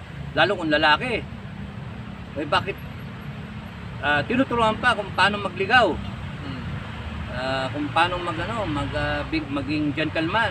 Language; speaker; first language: Filipino; native; Filipino